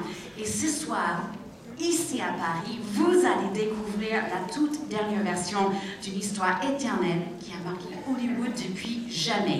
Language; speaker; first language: French; native; French